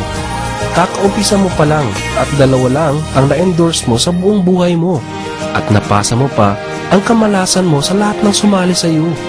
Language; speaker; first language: Filipino; native; Filipino